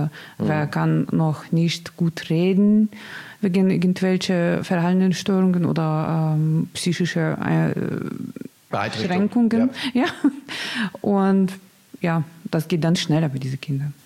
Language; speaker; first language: German; non-native, learner; Russian